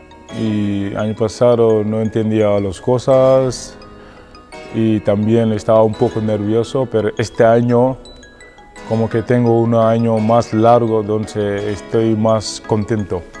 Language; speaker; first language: Spanish; non-native, fluent; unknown